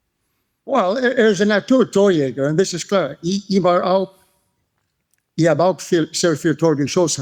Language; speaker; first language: German; non-native, fluent; English